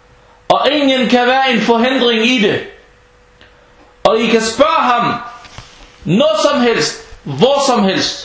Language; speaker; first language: Danish; early bilingual, other home language; Arabic